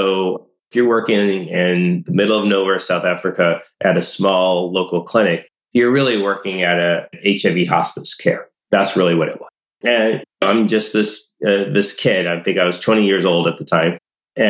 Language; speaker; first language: English; native; English